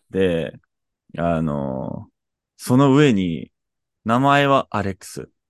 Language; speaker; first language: Japanese; non-native, fluent; English